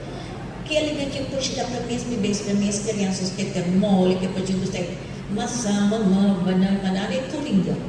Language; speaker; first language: Portuguese; non-native, fluent; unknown